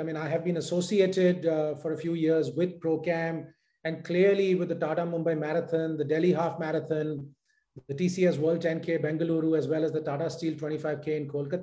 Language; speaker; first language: English; non-native, local second language; Hindi